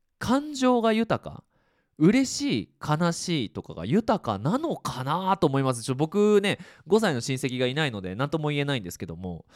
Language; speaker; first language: Japanese; native; Japanese